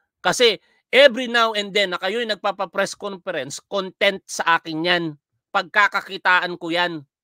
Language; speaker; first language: Filipino; native; Filipino